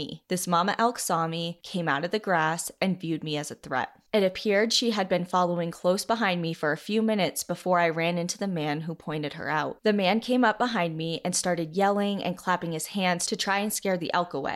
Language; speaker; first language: English; native; English